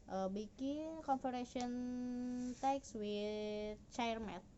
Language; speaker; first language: English; non-native, learner; Indonesian